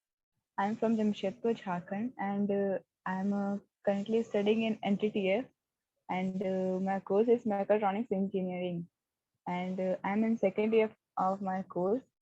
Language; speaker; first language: English; non-native, learner; Hindi